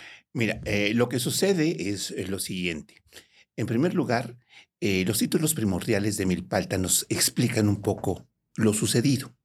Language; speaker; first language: Spanish; native; Spanish